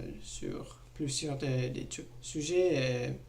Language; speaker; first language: French; non-native, learner; English